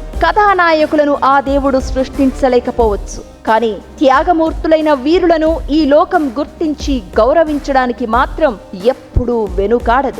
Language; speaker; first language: Telugu; native; Telugu